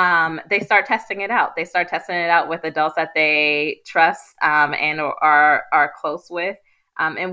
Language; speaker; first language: English; native; English